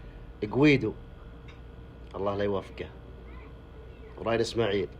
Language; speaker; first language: Arabic; native; Arabic